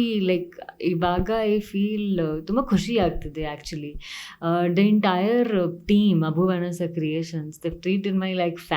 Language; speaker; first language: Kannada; non-native, learner; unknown